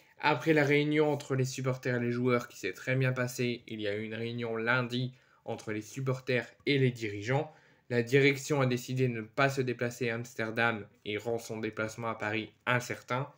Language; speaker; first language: French; native; French